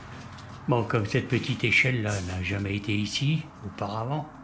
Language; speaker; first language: French; native; French